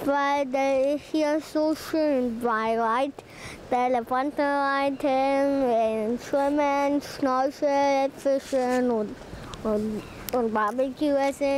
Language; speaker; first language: German; early bilingual, heritage; German